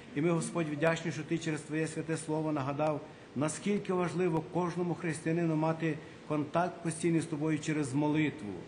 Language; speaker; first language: Russian; non-native, local second language; Ukrainian